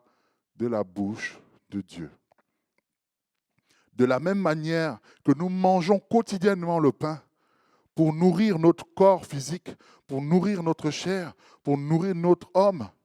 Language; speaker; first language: French; native; French